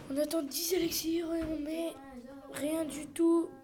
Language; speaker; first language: French; native; French